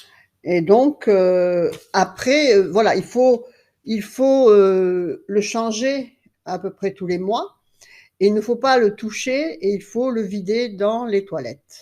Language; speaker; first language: French; native; French